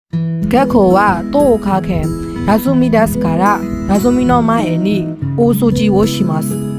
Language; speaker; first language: Japanese; non-native, learner; Burmese